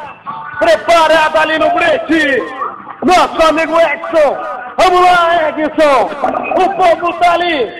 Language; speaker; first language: Portuguese; native; Portuguese